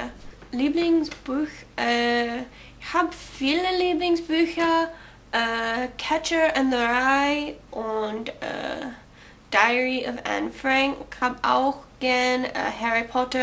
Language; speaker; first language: German; non-native, learner; English